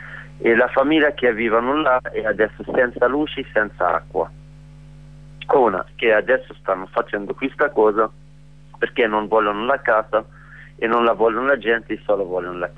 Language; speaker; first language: Italian; non-native, learner; Arabic